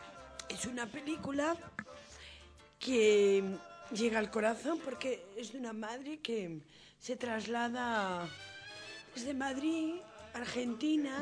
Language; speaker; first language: Spanish; native; Spanish